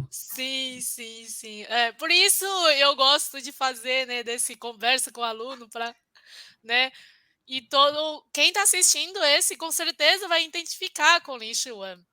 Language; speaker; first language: Portuguese; non-native, fluent; Chinese